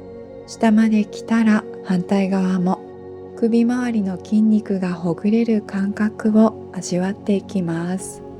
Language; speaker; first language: Japanese; native; Japanese